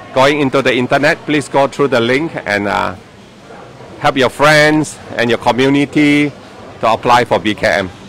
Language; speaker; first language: English; non-native, local second language; Chinese